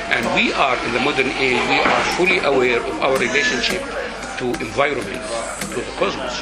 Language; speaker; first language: English; non-native, fluent; Arabic